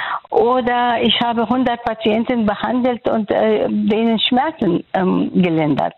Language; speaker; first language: German; non-native, fluent; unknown